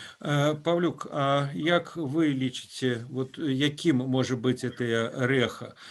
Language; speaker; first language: Belarusian; non-native, local second language; Russian